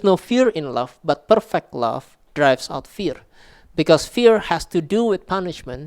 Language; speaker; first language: English; non-native, local second language; Indonesian